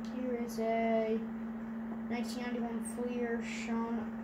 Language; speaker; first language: English; native; English